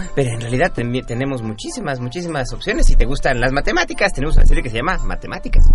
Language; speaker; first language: Spanish; native; Spanish